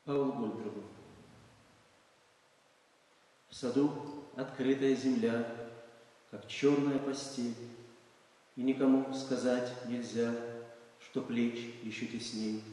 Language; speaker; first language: Russian; native; Russian